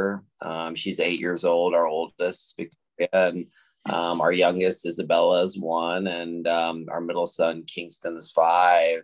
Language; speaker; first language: English; native; English